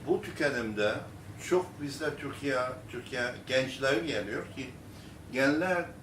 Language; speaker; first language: Turkish; early bilingual, heritage; Armenian